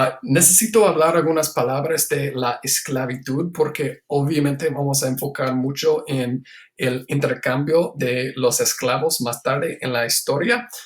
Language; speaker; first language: Spanish; non-native, fluent; English